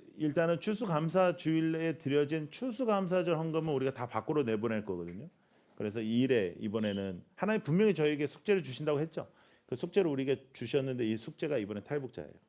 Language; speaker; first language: Korean; native; Korean